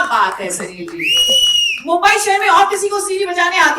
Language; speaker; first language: Hindi; native; Hindi